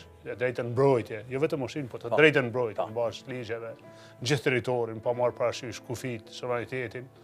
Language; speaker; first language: Albanian; native; Albanian